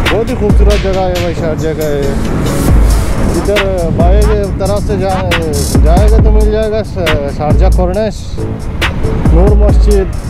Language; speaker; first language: Hindi; native; Hindi